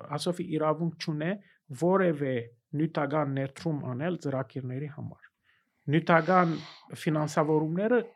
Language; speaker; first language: Armenian; early bilingual, heritage; Armenian